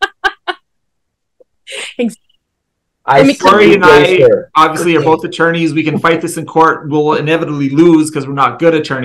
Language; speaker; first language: English; native; English